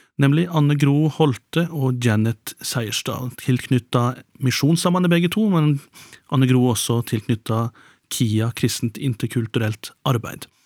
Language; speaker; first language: Norwegian; native; Norwegian